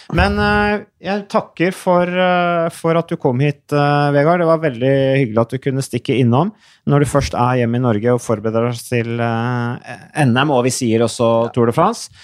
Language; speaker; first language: Norwegian; native; Norwegian